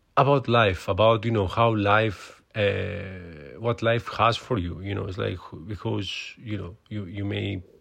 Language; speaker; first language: English; non-native, fluent; Greek